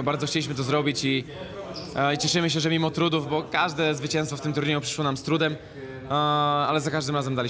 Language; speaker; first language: Polish; native; Polish